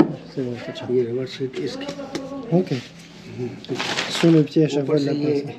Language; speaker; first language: French; native; French